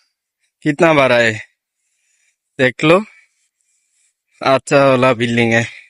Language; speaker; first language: Hindi; non-native, learner; Bangla